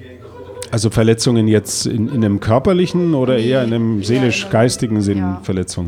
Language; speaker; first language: German; native; German